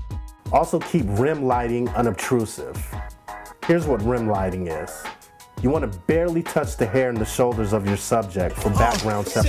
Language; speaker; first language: English; native; English